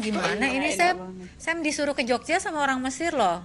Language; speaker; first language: Indonesian; native; Indonesian